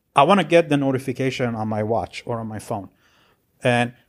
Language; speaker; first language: English; non-native, fluent; Persian